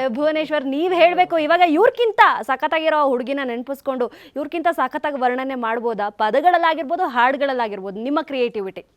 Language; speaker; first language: Kannada; native; Kannada